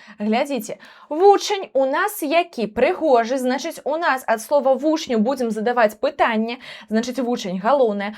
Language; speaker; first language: Belarusian; non-native, local second language; Russian